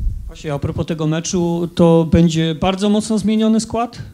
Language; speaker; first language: Polish; native; Polish